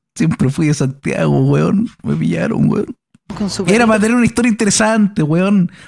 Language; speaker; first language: Spanish; native; Spanish